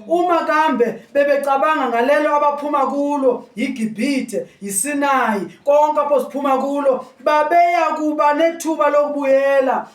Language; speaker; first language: Zulu; non-native, local second language; Xhosa